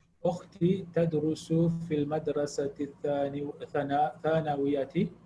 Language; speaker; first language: Arabic; non-native, learner; English